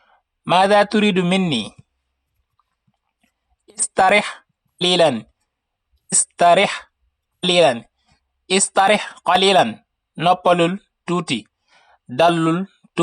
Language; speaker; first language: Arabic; non-native, fluent; Wolof